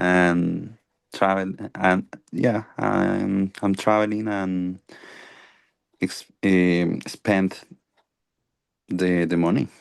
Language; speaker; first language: English; non-native, learner; Spanish